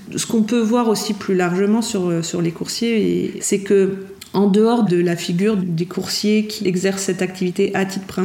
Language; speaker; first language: French; native; French